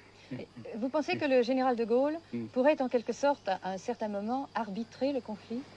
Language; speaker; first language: French; native; French